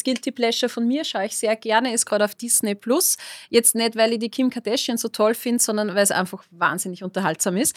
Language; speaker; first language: German; native; German